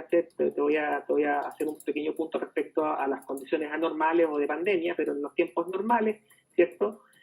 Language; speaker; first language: Spanish; native; Spanish